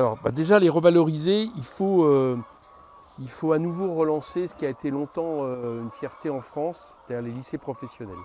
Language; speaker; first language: French; native; French